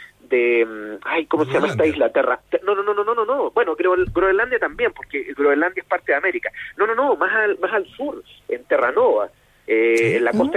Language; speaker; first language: Spanish; native; Spanish